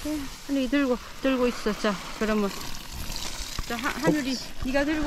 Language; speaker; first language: Korean; early bilingual, heritage; Korean